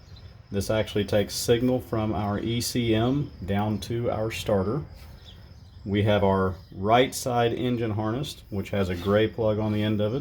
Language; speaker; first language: English; native; English